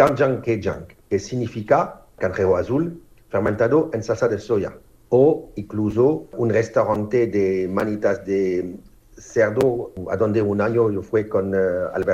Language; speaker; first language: Spanish; non-native, fluent; French